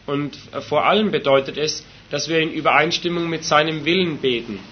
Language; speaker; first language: German; native; German